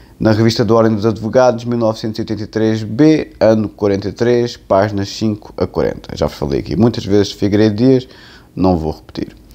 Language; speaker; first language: Portuguese; native; Portuguese